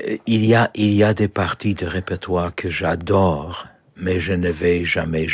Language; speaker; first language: French; non-native, learner; Polish